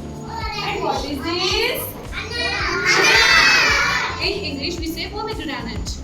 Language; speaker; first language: English; non-native, local second language; Hindi